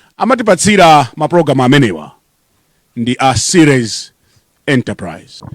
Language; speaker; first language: Nyanja; native; Nyanja